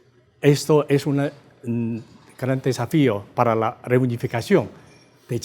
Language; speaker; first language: Spanish; non-native, fluent; Chinese